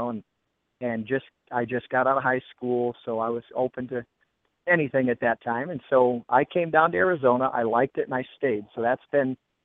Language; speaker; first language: English; native; English